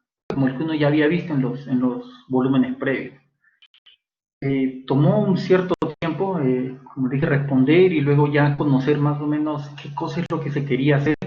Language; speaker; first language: Spanish; native; Spanish